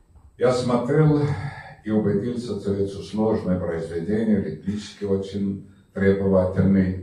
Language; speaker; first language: Russian; native; Russian